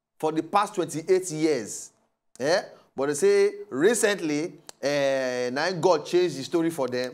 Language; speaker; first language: Nigerian Pidgin; native; Nigerian Pidgin